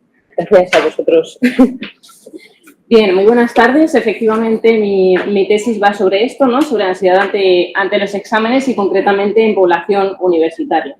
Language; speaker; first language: Spanish; native; Spanish